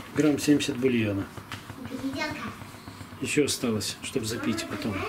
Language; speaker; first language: Russian; native; Russian